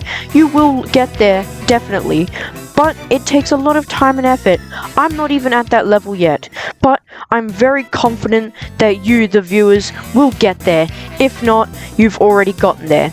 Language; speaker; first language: English; native; English